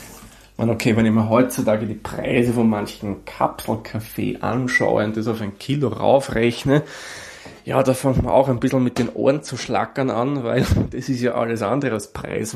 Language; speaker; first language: German; native; German